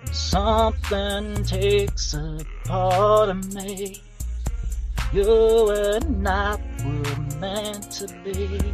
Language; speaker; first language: English; native; English